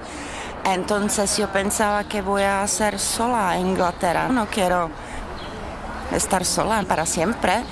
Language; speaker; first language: Spanish; non-native, learner; Czech